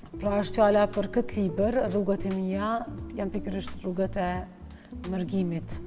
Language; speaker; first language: Albanian; native; Albanian